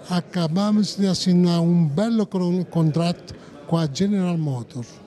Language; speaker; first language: Portuguese; non-native, fluent; Italian